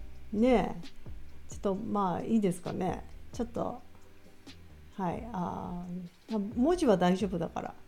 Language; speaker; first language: Japanese; native; Japanese